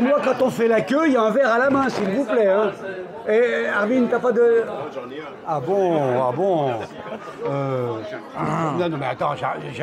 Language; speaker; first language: French; native; French